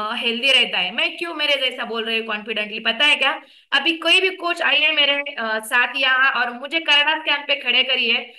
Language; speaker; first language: Hindi; non-native, local second language; Marathi